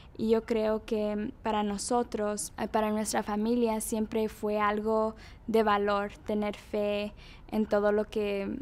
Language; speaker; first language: Spanish; early bilingual, other home language; English